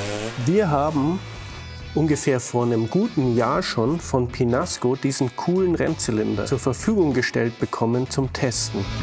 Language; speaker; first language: German; native; German